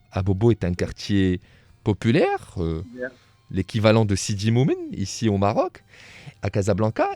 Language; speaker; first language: French; non-native, local second language; Arabic